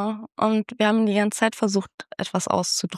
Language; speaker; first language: German; native; German